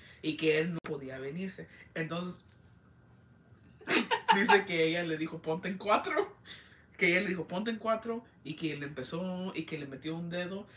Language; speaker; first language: Spanish; early bilingual, heritage; Spanish